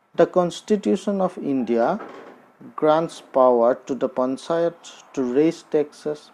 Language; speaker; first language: English; non-native, local second language; Assamese